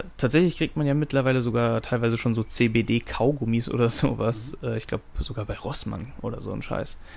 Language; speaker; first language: German; native; German